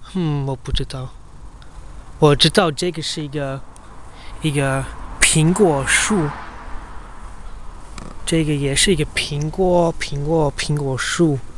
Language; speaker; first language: Chinese; non-native, learner; Dutch